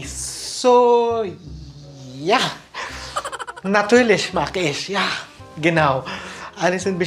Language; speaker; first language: German; non-native, learner; Filipino